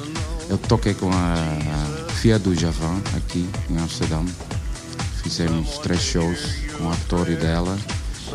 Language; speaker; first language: Portuguese; non-native, learner; Dutch